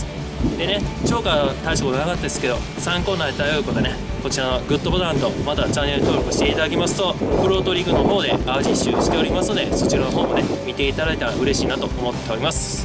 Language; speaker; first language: Japanese; native; Japanese